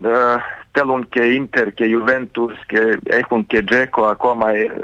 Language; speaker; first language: Greek; non-native, fluent; Serbian